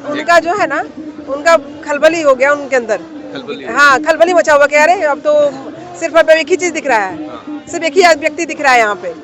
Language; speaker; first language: Hindi; native; Hindi